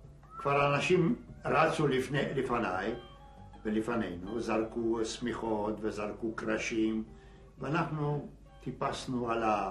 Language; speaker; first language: Hebrew; non-native, fluent; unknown